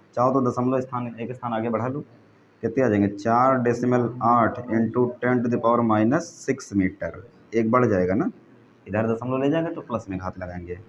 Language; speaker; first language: Hindi; native; Hindi